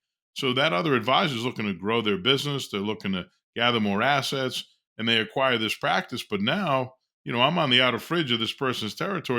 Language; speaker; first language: English; native; English